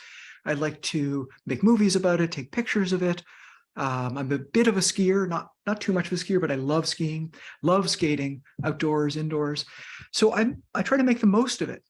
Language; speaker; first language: English; native; English